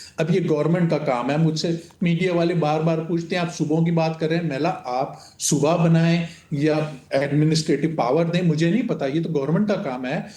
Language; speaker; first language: Urdu; non-native, local second language; Punjabi